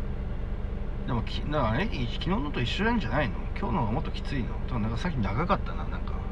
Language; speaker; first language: Japanese; native; Japanese